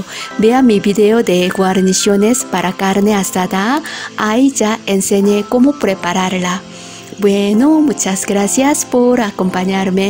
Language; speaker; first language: Spanish; non-native, learner; Korean